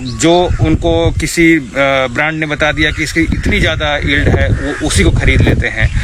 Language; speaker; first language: Hindi; native; Hindi